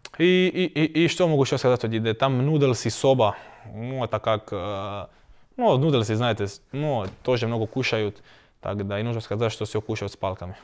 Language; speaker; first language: Russian; non-native, learner; Croatian